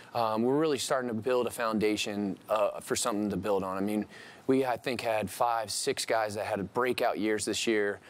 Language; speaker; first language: English; native; English